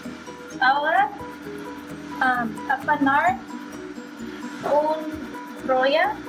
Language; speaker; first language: Spanish; non-native, learner; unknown